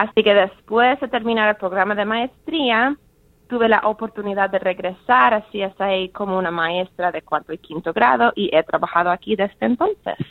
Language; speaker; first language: Spanish; early bilingual, heritage; Spanish